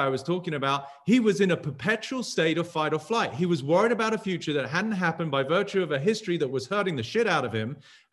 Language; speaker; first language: English; native; English